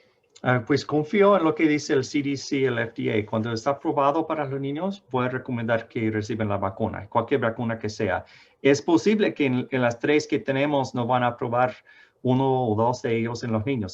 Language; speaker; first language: Spanish; non-native, fluent; English